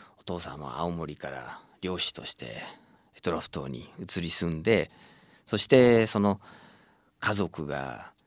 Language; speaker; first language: Japanese; non-native, fluent; English